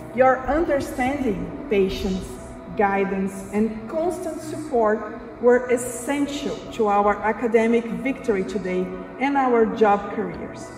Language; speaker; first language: English; non-native, fluent; Portuguese